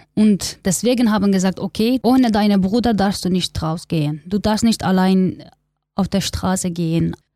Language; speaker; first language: German; non-native, learner; Kurdish